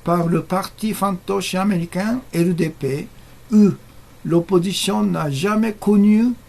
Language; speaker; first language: French; non-native, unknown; Japanese